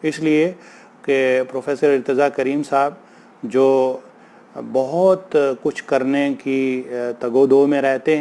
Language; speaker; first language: Urdu; native; Urdu